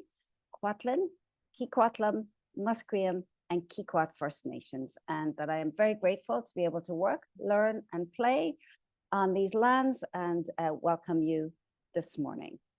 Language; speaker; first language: English; native; English